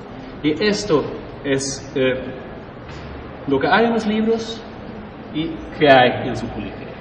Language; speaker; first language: Spanish; non-native, learner; Swedish